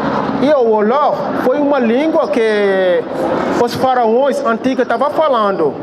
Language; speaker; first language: Portuguese; non-native, fluent; Wolof